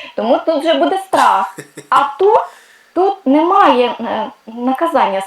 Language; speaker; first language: Ukrainian; non-native, local second language; Russian